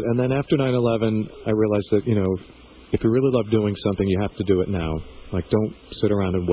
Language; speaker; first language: English; native; English